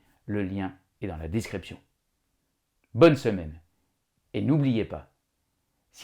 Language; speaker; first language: French; native; French